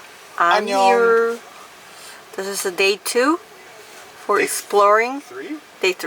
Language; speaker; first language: English; non-native, learner; Korean